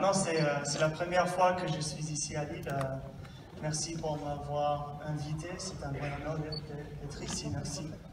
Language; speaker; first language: French; non-native, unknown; English